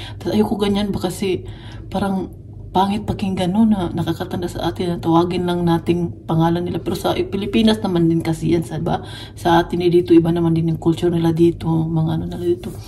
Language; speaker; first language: Filipino; non-native, local second language; Cebuano